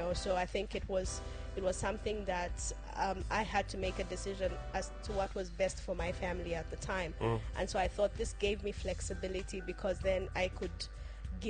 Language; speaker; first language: English; non-native, local second language; Tumbuka